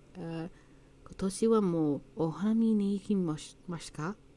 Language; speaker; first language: Japanese; non-native, learner; English